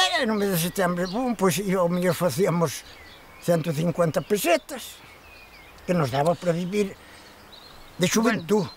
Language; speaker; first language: Galician; native; Galician